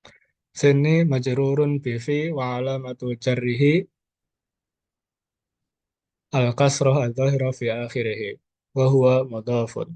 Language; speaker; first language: Arabic; non-native, learner; Indonesian